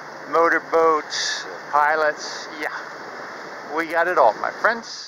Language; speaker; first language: English; non-native, fluent; Danish